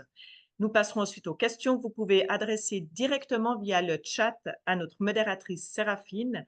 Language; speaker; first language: French; native; French